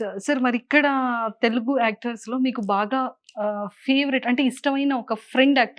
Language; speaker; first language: Telugu; native; Telugu